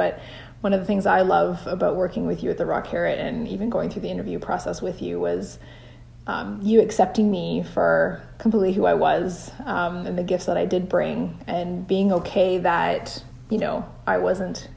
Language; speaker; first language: English; native; English